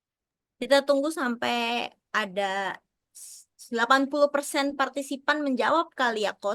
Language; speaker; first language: Indonesian; native; Indonesian